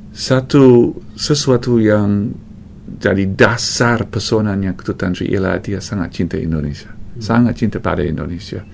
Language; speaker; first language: Malay; non-native, fluent; English